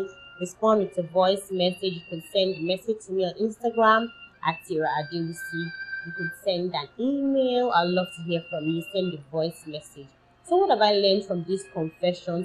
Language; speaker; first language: English; non-native, local second language; Yoruba